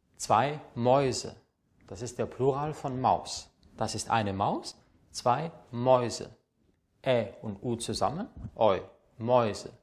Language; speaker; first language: German; native; German